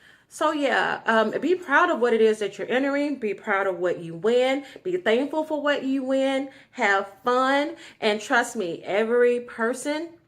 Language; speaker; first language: English; native; English